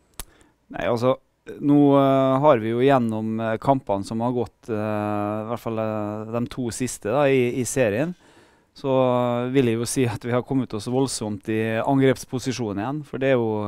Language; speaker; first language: Norwegian; native; Norwegian